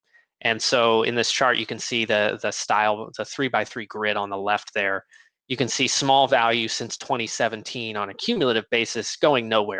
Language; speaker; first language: English; native; English